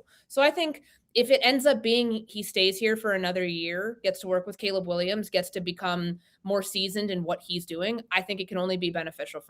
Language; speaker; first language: English; native; English